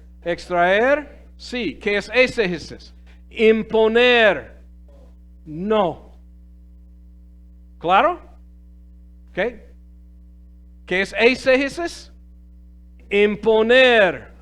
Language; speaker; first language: Spanish; non-native, fluent; English